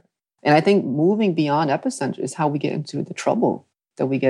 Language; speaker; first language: English; early bilingual, other home language; Vietnamese